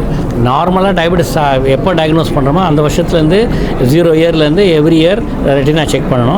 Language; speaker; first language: Tamil; native; Tamil